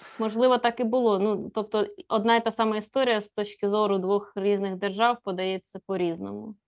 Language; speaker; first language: Ukrainian; native; Ukrainian